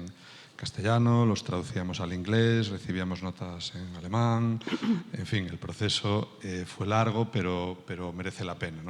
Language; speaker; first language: Spanish; native; Spanish